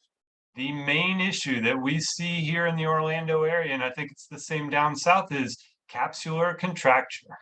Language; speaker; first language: English; native; English